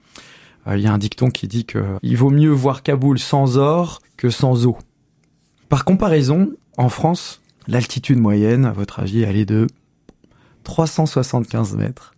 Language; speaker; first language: French; native; French